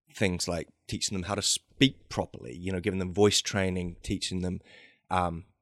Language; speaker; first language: English; native; English